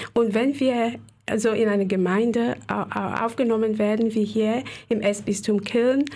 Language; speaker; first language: German; non-native, fluent; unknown